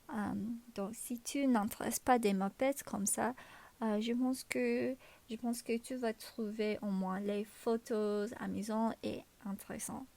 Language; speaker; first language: French; non-native, learner; English